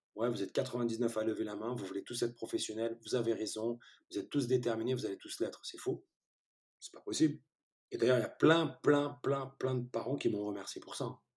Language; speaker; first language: French; early bilingual, other home language; Turkish